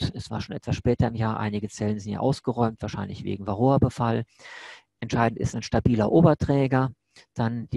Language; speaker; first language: German; native; German